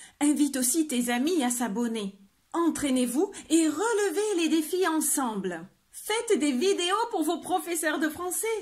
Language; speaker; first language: French; native; French